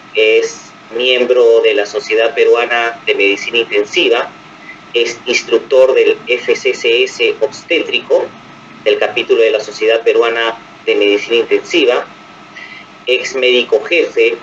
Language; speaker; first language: Spanish; native; Spanish